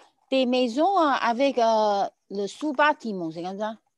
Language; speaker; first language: French; native; French